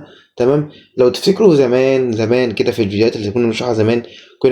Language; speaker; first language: Arabic; native; Arabic